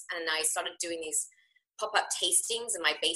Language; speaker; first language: English; native; English